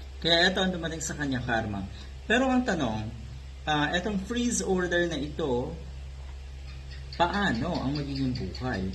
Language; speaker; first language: Filipino; native; Filipino